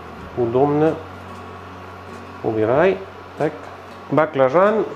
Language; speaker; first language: Russian; non-native, learner; French